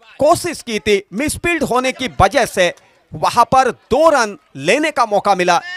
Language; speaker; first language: Hindi; non-native, local second language; Marathi